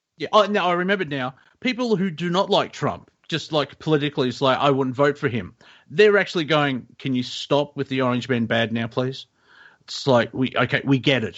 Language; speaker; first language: English; native; English